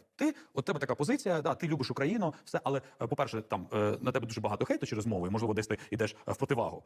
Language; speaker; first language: Ukrainian; non-native, local second language; Russian